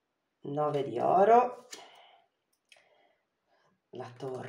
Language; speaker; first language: Italian; native; Italian